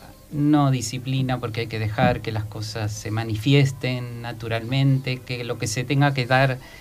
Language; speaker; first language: Spanish; native; Spanish